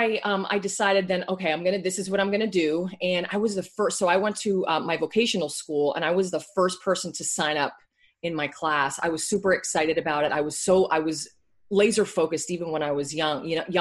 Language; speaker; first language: English; native; English